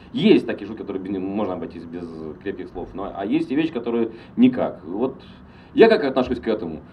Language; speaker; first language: Russian; native; Russian